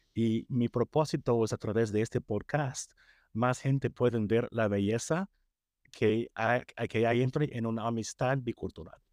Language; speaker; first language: Spanish; non-native, fluent; English